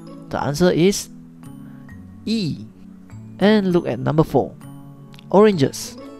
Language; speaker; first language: English; non-native, local second language; Chinese